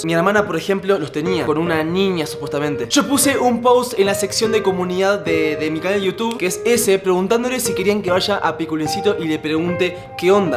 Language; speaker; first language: Spanish; native; Spanish